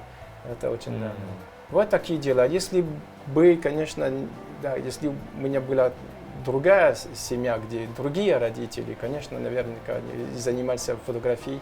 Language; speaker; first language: Russian; non-native, learner; French